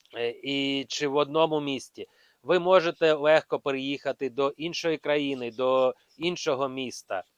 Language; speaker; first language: Ukrainian; non-native, local second language; Russian